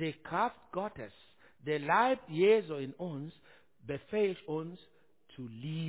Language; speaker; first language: German; non-native, learner; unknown